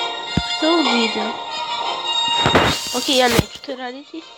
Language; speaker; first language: Russian; non-native, learner; Serbian